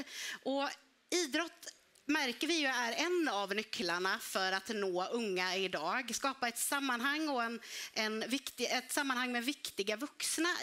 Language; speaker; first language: Swedish; native; Swedish